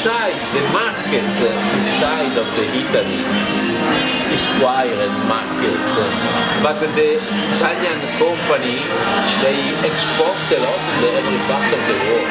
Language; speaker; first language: English; non-native, learner; Italian